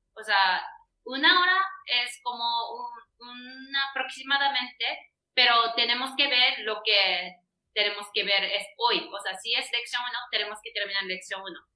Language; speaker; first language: Spanish; non-native, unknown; Japanese